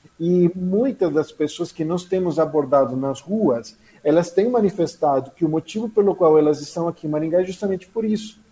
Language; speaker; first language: Portuguese; non-native, fluent; Spanish